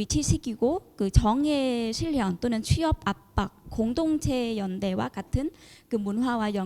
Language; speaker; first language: Korean; non-native, fluent; Vietnamese